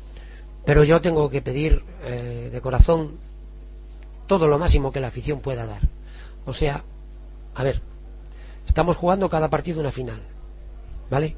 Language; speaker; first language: Spanish; native; Spanish